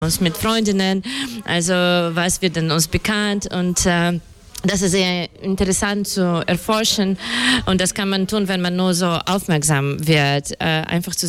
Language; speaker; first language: German; non-native, fluent; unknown